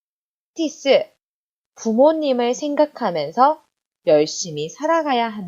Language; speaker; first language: Korean; non-native, fluent; Chinese